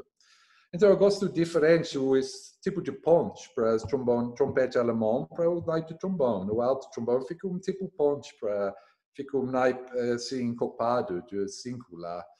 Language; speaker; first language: Portuguese; non-native, learner; English